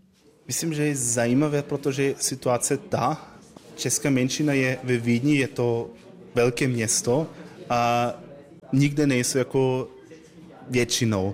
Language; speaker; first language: Czech; non-native, learner; Croatian